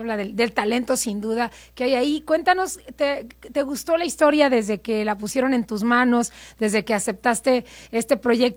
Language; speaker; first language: Spanish; native; Spanish